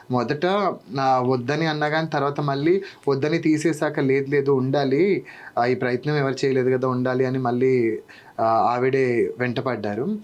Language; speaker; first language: Telugu; non-native, local second language; Lambadi